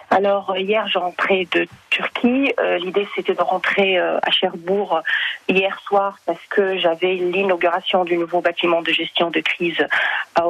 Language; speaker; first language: French; non-native, fluent; Arabic